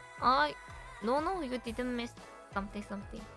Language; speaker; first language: English; non-native, learner; Korean